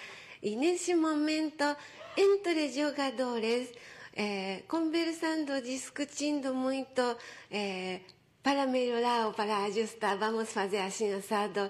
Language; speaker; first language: Portuguese; non-native, learner; Japanese